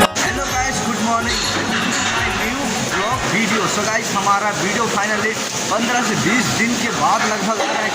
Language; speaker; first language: Hindi; non-native, local second language; Chhattisgarhi